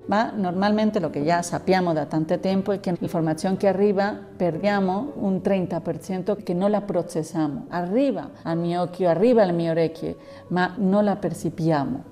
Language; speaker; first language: Italian; non-native, learner; Spanish